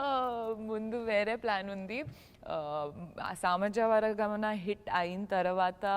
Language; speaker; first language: Telugu; non-native, learner; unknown